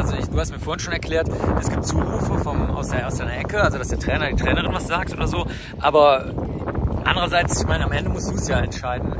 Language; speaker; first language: German; native; German